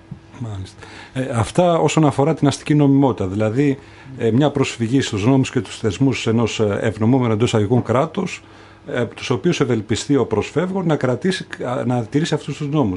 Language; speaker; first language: Greek; native; Greek